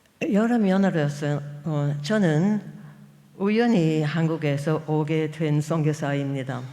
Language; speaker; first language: Korean; non-native, fluent; English